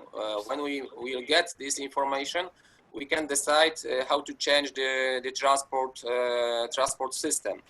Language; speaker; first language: English; non-native, fluent; Polish